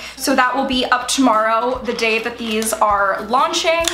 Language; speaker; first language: English; native; English